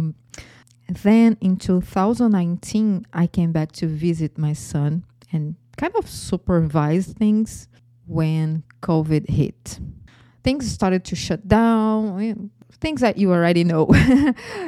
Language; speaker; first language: English; non-native, fluent; Portuguese